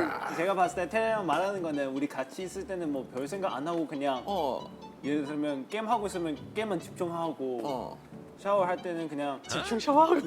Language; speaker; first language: Korean; non-native, fluent; Chinese